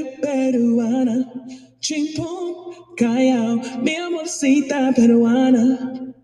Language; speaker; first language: Spanish; non-native, learner; English